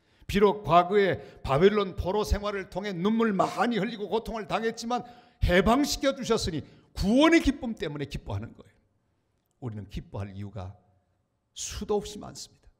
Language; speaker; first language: Korean; native; Korean